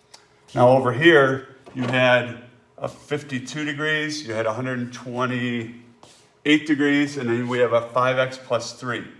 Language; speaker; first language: English; native; English